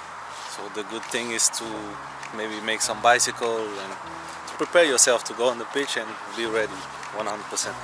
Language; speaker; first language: English; non-native, learner; Portuguese